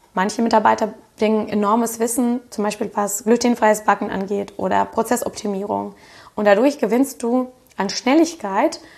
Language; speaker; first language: German; non-native, fluent; Russian